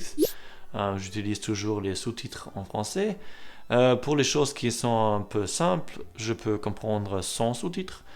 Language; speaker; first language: French; non-native, learner; German